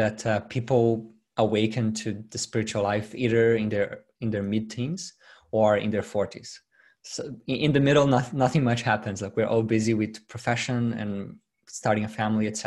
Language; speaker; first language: English; non-native, fluent; Portuguese